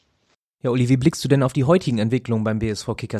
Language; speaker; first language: German; native; German